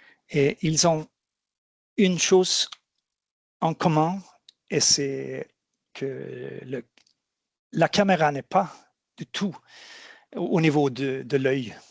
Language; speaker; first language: French; non-native, fluent; Swedish